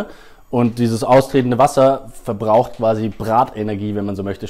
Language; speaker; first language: German; native; German